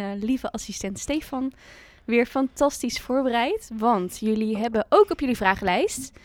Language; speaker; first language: Dutch; native; Dutch